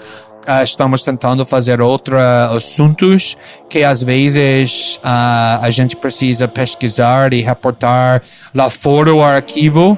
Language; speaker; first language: Portuguese; non-native, fluent; English